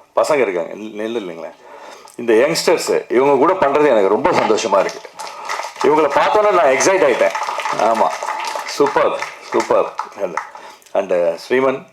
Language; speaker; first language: Tamil; non-native, local second language; Kannada